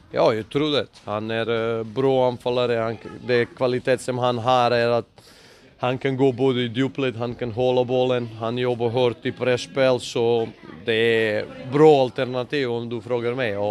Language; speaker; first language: Swedish; non-native, fluent; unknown